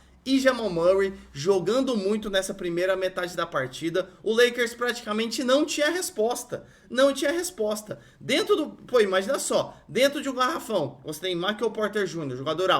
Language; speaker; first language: Portuguese; native; Portuguese